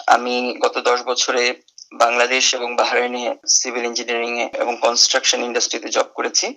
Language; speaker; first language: Bangla; native; Bangla